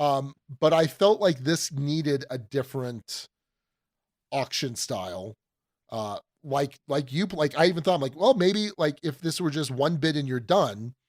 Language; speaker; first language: English; native; English